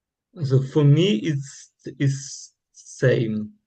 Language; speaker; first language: English; non-native, learner; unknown